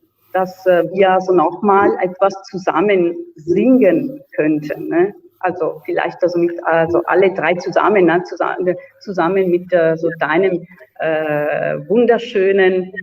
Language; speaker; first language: German; non-native, fluent; Italian